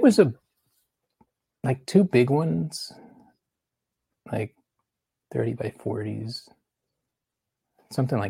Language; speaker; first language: English; native; English